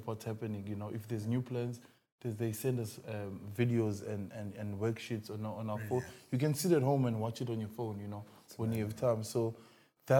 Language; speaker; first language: English; non-native, local second language; Xhosa